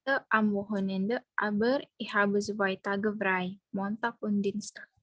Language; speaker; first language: German; non-native, learner; Indonesian